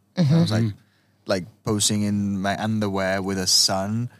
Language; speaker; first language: English; non-native, fluent; Spanish